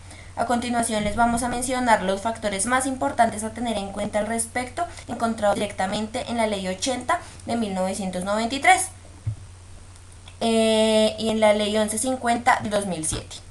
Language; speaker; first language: Spanish; native; Spanish